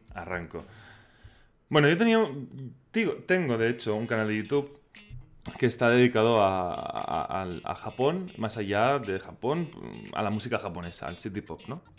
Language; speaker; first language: Spanish; non-native, local second language; Catalan